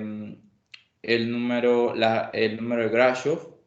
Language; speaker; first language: Spanish; native; Spanish